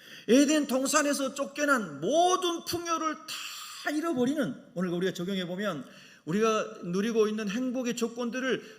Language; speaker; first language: Korean; native; Korean